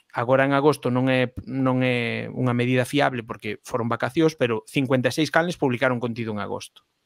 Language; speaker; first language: Galician; non-native, local second language; Spanish